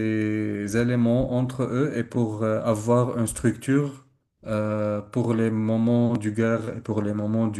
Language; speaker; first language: French; non-native, learner; Arabic